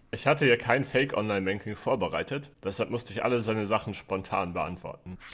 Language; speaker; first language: German; native; German